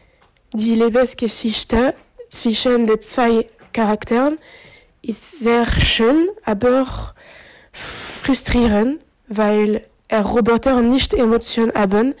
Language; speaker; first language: German; non-native, learner; French